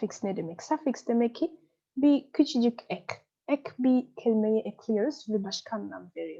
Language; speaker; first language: Turkish; non-native, fluent; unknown